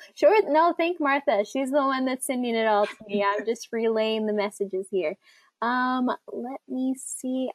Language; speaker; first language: English; native; English